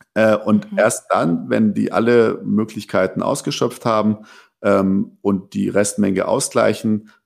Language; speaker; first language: German; early bilingual, other home language; Persian